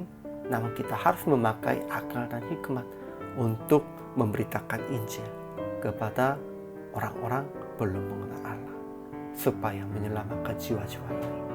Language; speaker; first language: Indonesian; non-native, fluent; Korean